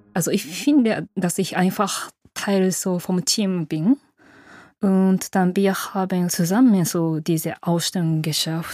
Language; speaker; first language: German; non-native, fluent; Japanese